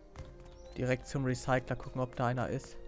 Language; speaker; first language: German; native; German